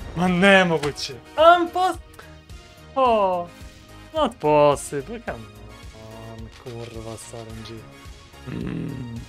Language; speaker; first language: English; non-native, learner; Croatian